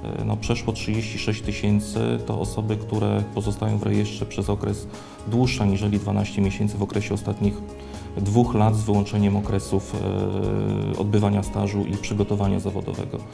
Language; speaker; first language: Polish; native; Polish